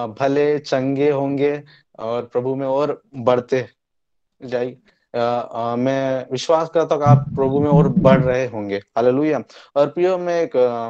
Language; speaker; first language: Hindi; non-native, local second language; Marathi